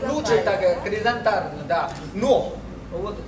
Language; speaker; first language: Russian; non-native, learner; Chinese